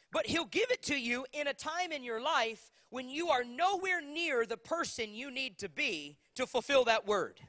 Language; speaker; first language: English; native; English